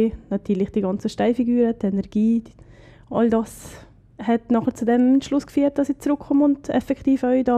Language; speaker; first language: German; native; German